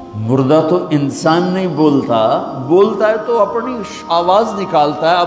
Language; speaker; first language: Urdu; non-native, local second language; Punjabi